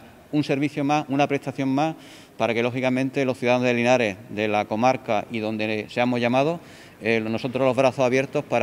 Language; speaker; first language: Spanish; native; Spanish